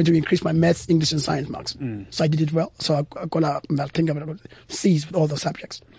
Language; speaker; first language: English; non-native, local second language; Xhosa